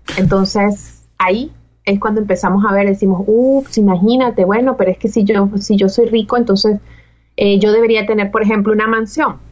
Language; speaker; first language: Spanish; native; Spanish